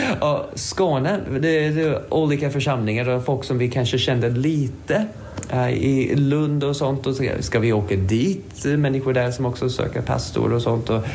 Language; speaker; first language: Swedish; non-native, fluent; English